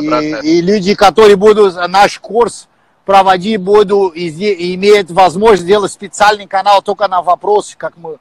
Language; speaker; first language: Russian; non-native, learner; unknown